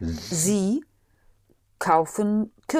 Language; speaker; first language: German; non-native, learner; English